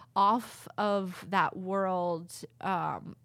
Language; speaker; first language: English; native; English